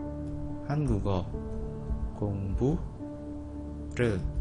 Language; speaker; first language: Korean; non-native, fluent; Indonesian